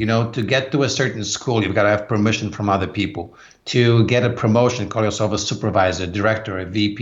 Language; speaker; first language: English; non-native, fluent; Polish